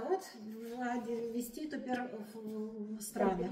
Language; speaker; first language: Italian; non-native, learner; Russian